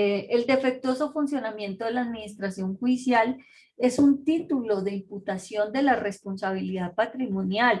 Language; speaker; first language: Spanish; native; Spanish